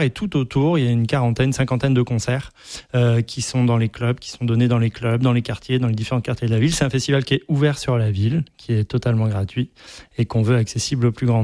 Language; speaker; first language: French; native; French